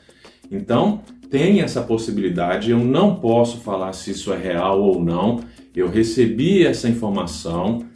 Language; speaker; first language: Portuguese; native; Portuguese